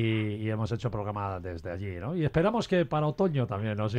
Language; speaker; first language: Spanish; native; Spanish